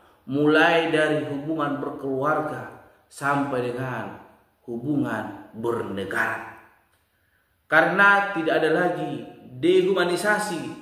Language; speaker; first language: Indonesian; native; Indonesian